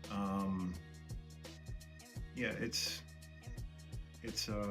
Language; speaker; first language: English; native; English